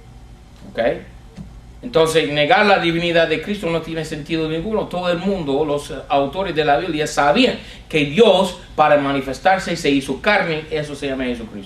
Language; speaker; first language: Spanish; non-native, fluent; English